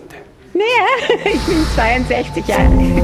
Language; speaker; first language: German; non-native, fluent; Dutch